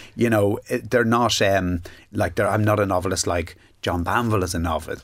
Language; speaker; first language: English; native; English